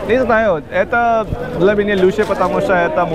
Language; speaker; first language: Russian; non-native, learner; Hindi